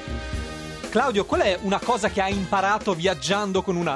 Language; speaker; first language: Italian; native; Italian